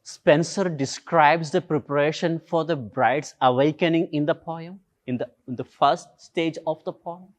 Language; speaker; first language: English; non-native, local second language; Malayalam